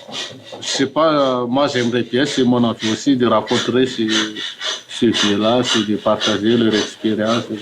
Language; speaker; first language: French; non-native, local second language; Malagasy